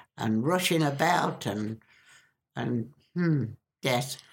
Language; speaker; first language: English; native; English